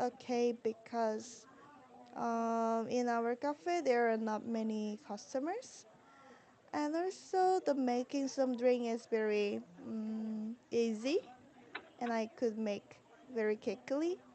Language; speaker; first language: English; non-native, learner; Korean